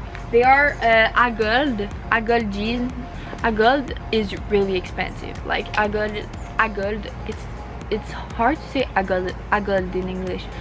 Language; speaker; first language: English; non-native, learner; French